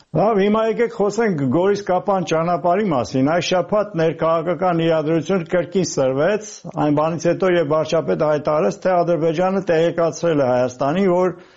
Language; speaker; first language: Armenian; native; Armenian